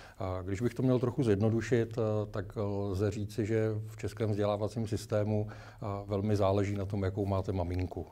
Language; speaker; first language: Czech; native; Czech